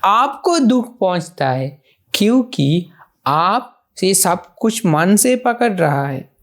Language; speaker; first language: Hindi; non-native, fluent; Sinhala